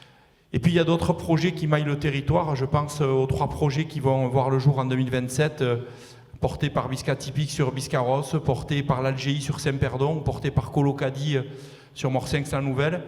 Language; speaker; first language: French; native; French